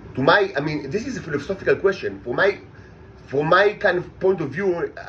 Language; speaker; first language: English; non-native, fluent; Hebrew